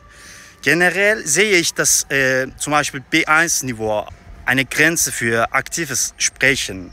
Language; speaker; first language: German; non-native, fluent; Turkish